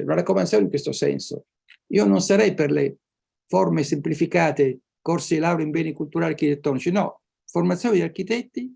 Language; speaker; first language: Italian; native; Italian